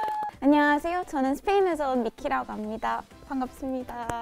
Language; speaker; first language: Korean; non-native, fluent; Spanish